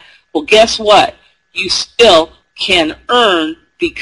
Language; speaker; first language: English; native; English